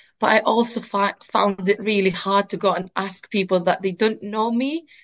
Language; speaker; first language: English; non-native, fluent; Arabic